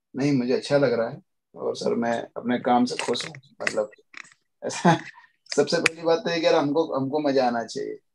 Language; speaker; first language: Hindi; native; Hindi